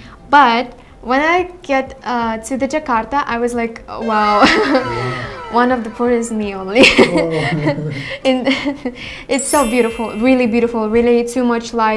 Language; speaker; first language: English; non-native, learner; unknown